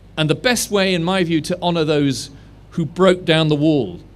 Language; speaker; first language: English; native; English